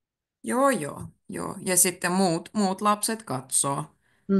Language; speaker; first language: Finnish; native; Finnish